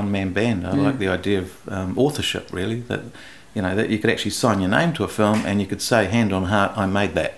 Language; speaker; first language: English; non-native, local second language; Greek